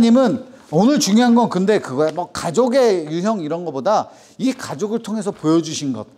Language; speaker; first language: Korean; native; Korean